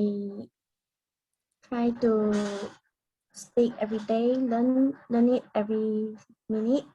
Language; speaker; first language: English; non-native, learner; Chinese